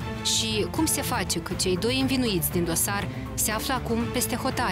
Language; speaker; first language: Romanian; native; Romanian